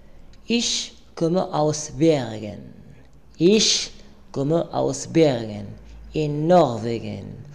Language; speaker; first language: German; non-native, learner; Arabic